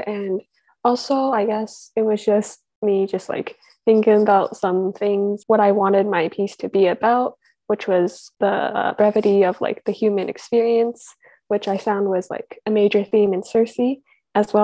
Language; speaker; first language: English; native; English